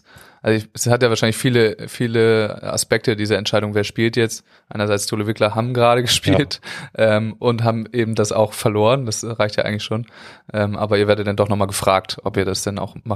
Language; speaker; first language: German; native; German